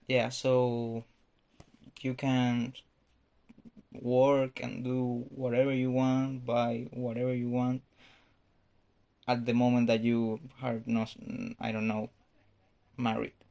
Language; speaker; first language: English; non-native, fluent; Spanish